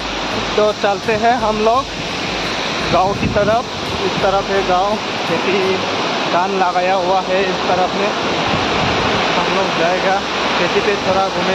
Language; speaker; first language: Hindi; non-native, local second language; Kok Borok